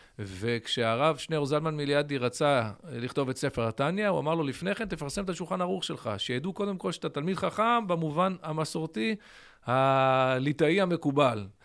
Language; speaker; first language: Hebrew; early bilingual, other home language; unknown